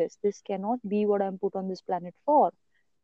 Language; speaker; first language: English; non-native, local second language; Marathi